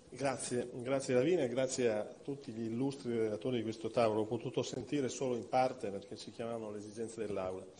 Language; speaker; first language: Italian; native; Italian